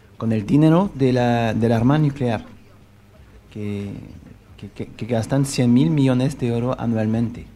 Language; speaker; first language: Spanish; non-native, learner; French